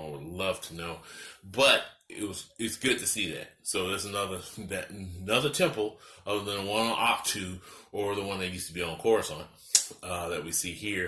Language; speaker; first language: English; native; English